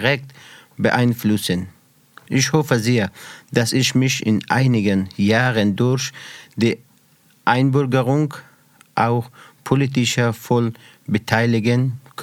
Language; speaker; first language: German; non-native, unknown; Persian